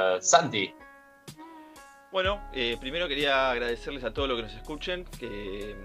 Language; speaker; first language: Spanish; native; Spanish